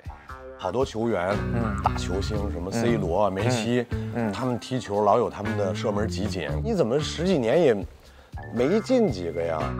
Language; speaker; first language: Chinese; native; Chinese